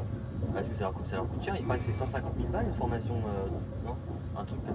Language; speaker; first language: French; native; French